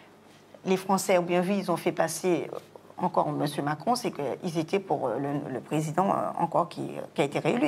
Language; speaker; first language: French; non-native, local second language; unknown